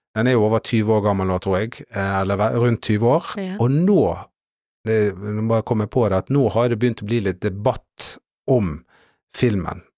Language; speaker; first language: Norwegian; native; Norwegian